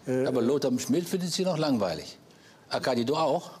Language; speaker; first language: German; native; German